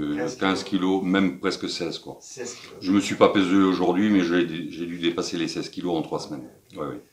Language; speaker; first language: French; native; French